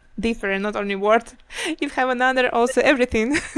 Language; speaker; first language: English; non-native, learner; Ukrainian